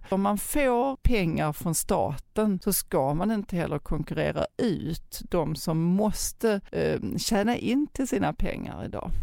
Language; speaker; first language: Swedish; native; Swedish